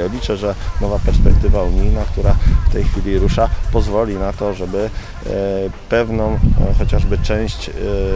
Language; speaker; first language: Polish; native; Polish